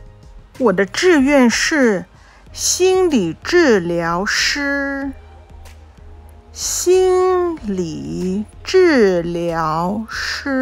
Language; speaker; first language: Chinese; non-native, local second language; Cantonese